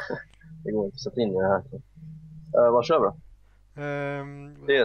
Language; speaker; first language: Swedish; native; Swedish